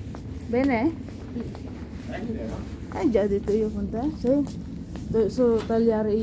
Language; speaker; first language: Italian; non-native, learner; Filipino